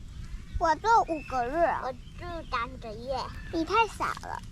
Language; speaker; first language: Chinese; early bilingual, heritage; Chinese